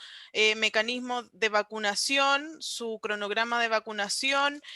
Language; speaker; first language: Spanish; native; Spanish